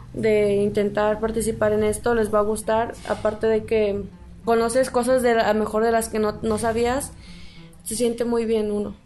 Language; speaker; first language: Spanish; native; Spanish